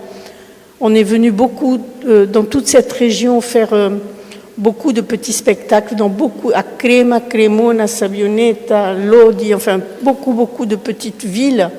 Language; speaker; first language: French; early bilingual, other home language; Spanish